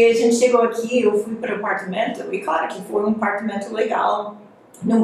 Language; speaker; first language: Portuguese; non-native, fluent; English